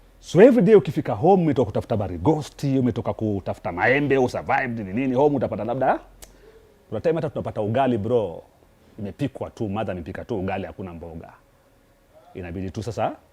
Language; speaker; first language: Swahili; native; Swahili